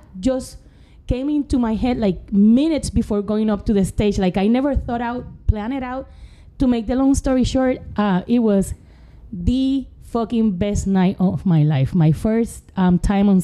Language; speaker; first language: English; non-native, fluent; Spanish